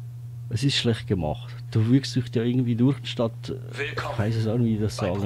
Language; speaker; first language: German; native; German